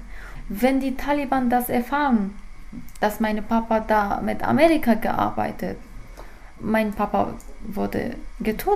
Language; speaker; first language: German; non-native, fluent; Persian